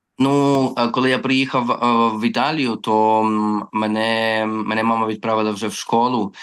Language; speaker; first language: Ukrainian; early bilingual, heritage; Ukrainian